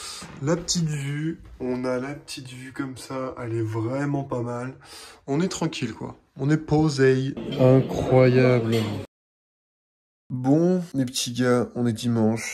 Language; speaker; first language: French; native; French